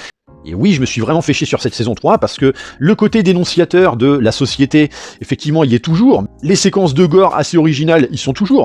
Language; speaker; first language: French; native; French